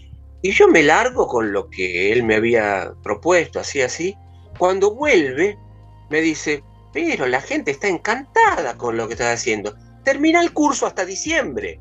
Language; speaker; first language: Spanish; native; Spanish